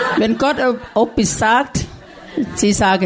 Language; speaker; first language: German; non-native, learner; Thai